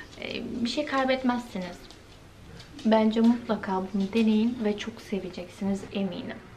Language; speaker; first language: Turkish; native; Turkish